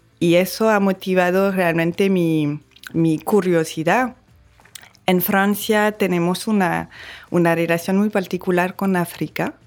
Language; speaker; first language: Spanish; non-native, fluent; French